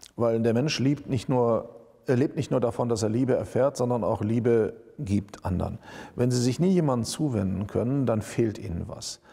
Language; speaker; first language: German; native; German